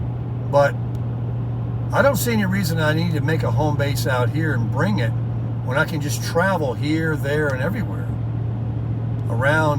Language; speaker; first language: English; native; English